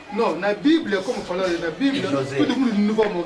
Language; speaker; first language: Portuguese; non-native, learner; Lingala